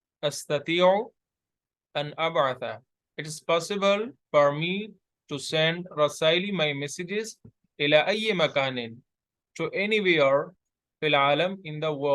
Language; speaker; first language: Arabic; non-native, fluent; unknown